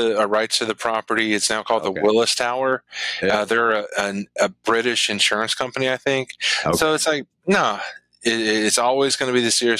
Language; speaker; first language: English; native; English